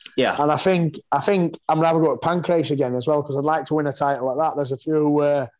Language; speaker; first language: English; native; English